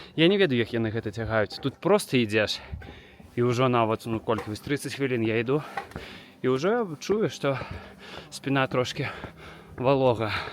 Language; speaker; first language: Belarusian; non-native, local second language; Russian